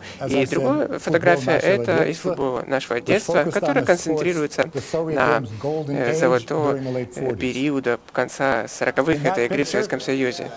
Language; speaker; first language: Russian; native; Russian